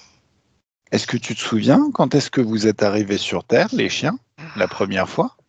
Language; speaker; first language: French; native; French